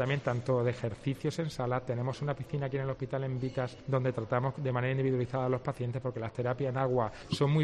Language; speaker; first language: Spanish; native; Spanish